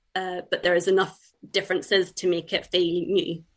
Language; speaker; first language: English; native; English